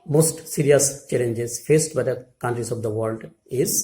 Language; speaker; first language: English; non-native, local second language; Assamese